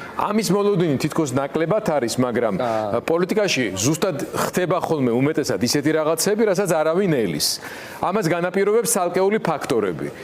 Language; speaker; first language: Georgian; native; Georgian